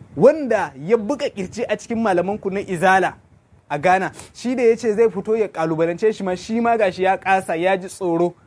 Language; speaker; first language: Hausa; non-native, local second language; Kanuri